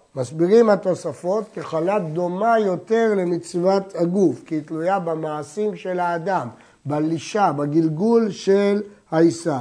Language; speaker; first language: Hebrew; native; Hebrew